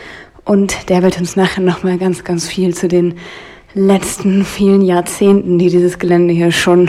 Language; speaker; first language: German; native; German